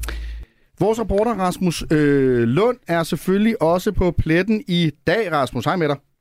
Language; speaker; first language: Danish; native; Danish